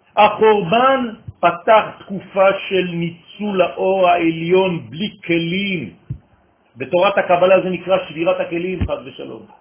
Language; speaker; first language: Hebrew; non-native, fluent; French